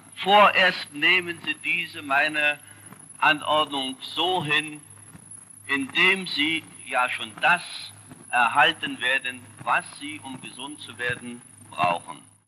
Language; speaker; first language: German; native; German